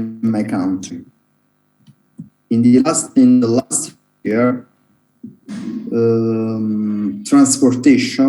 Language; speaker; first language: English; non-native, learner; Italian